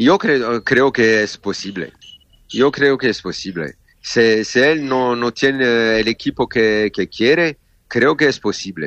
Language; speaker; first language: Spanish; non-native, learner; French